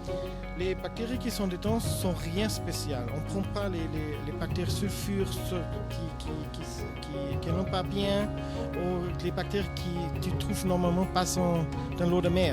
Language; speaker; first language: French; non-native, learner; German